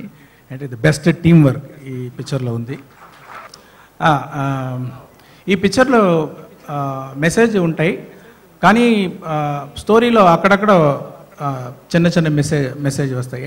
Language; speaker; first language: Telugu; non-native, fluent; Tamil